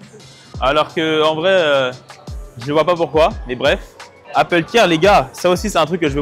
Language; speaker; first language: French; native; French